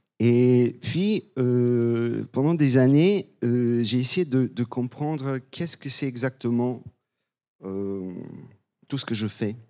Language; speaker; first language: French; non-native, fluent; Bulgarian